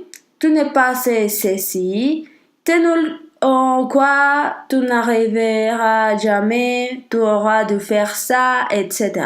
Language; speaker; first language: French; non-native, learner; Spanish